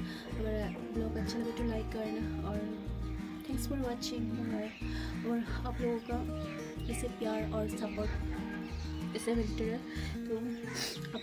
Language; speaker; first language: Hindi; non-native, local second language; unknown